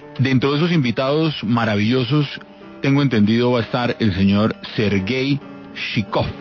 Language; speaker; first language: Spanish; native; Spanish